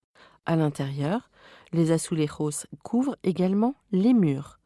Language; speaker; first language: French; native; French